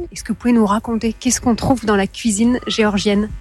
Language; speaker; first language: French; native; French